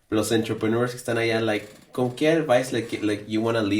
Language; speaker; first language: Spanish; early bilingual, heritage; Spanish